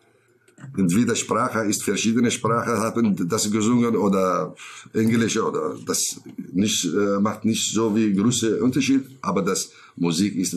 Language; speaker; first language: German; non-native, learner; Kurdish